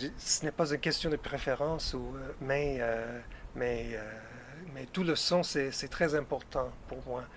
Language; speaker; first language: French; non-native, fluent; English